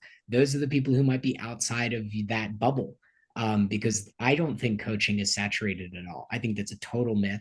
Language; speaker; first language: English; native; English